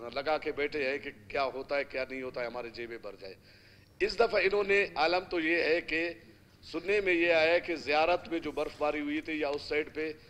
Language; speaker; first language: Urdu; non-native, local second language; Brahui